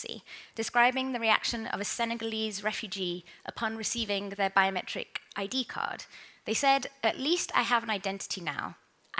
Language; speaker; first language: English; native; English